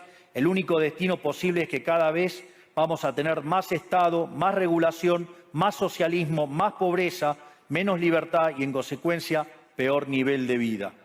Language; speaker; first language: Spanish; native; Spanish